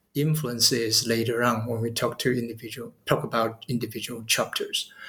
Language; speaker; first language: English; non-native, fluent; Chinese